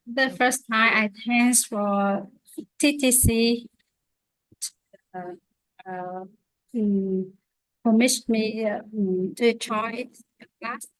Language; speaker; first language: English; non-native, learner; Vietnamese